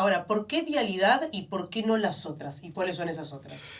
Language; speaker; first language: Spanish; native; Spanish